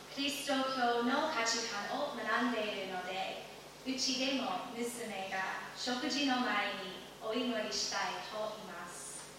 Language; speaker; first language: Japanese; non-native, fluent; English